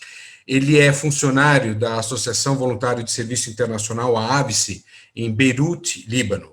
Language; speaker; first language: Portuguese; native; Portuguese